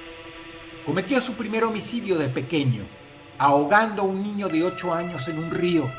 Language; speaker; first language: Spanish; native; Spanish